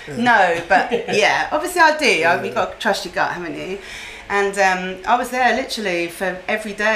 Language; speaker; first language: English; native; English